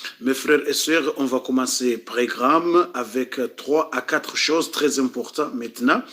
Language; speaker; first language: French; non-native, local second language; Comorian